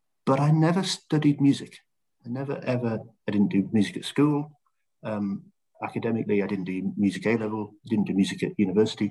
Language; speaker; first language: English; native; English